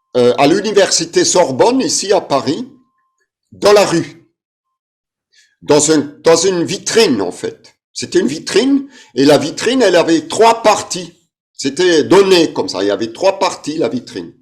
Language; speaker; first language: French; non-native, fluent; German